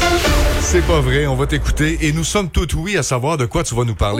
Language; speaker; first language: French; native; French